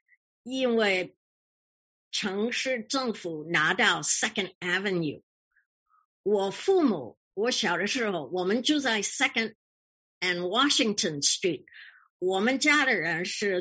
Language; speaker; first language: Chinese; early bilingual, heritage; English